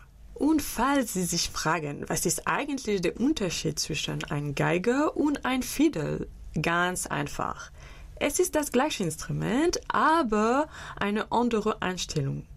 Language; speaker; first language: German; native; German